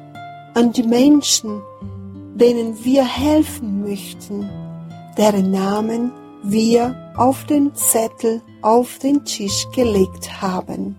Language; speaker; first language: German; non-native, fluent; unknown